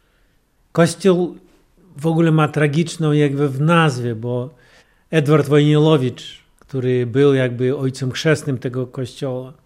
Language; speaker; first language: Polish; non-native, fluent; Russian